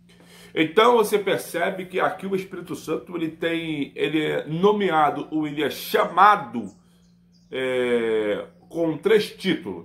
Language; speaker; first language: Portuguese; native; Portuguese